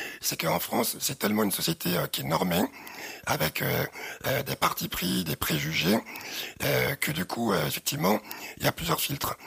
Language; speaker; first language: French; early bilingual, other home language; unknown